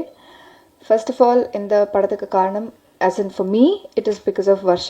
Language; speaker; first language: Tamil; non-native, learner; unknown